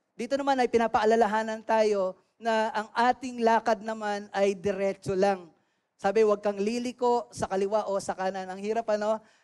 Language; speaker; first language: Filipino; native; Filipino